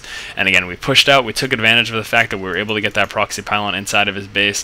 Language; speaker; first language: English; native; English